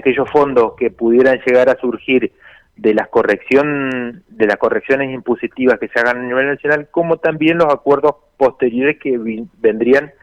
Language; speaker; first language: Spanish; native; Spanish